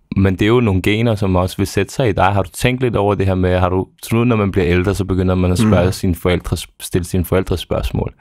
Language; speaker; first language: Danish; early bilingual, other home language; Serbian